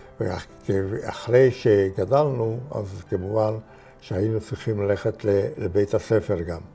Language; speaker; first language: Hebrew; non-native, fluent; Hungarian